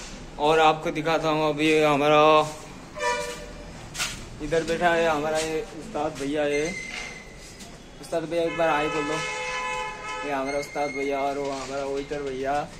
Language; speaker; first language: Hindi; non-native, local second language; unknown